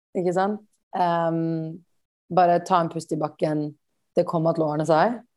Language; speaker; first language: Norwegian; native; Norwegian